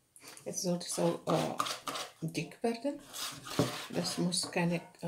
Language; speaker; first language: German; non-native, learner; Bulgarian